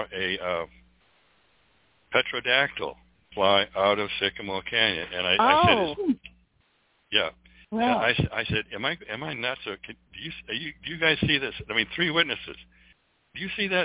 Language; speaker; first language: English; native; English